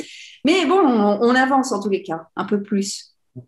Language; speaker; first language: French; native; French